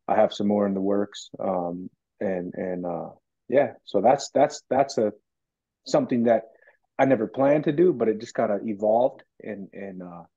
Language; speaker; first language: English; native; English